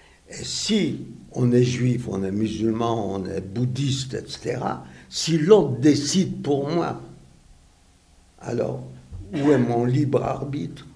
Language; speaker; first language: French; non-native, fluent; Yiddish